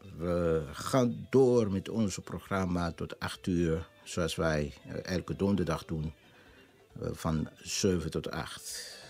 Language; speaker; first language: Dutch; non-native, fluent; Lingala